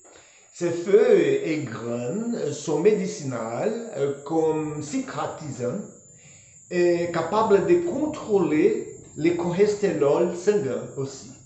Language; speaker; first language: French; non-native, learner; Portuguese